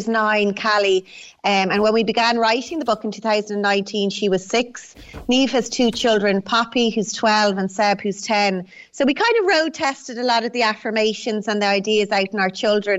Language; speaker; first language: English; non-native, local second language; Irish